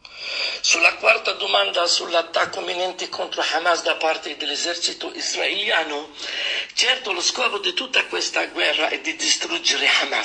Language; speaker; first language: Italian; non-native, fluent; Arabic